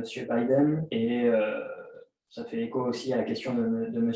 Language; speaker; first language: French; native; French